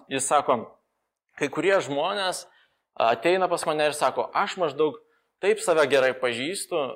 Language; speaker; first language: Lithuanian; non-native, fluent; Romanian